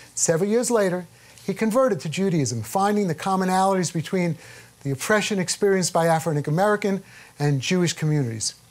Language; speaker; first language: English; native; English